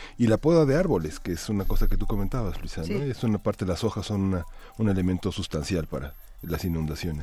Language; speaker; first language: Spanish; native; Spanish